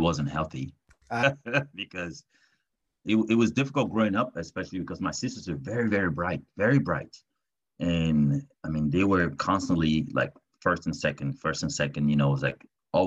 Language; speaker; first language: English; non-native, local second language; French